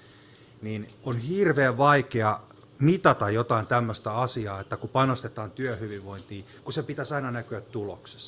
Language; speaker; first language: Finnish; native; Finnish